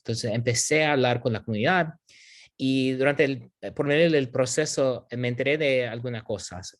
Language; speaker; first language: Spanish; non-native, fluent; English